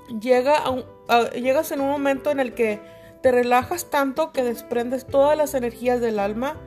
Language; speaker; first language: Spanish; native; Spanish